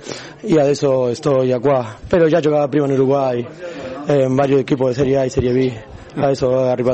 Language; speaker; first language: Italian; non-native, learner; Spanish